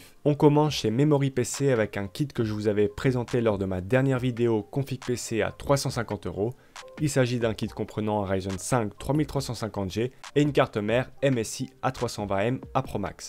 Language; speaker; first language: French; native; French